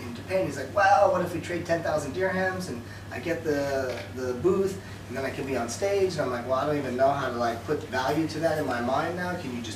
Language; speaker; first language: English; native; English